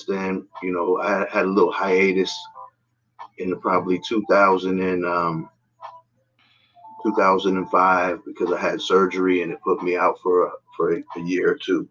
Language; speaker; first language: English; native; English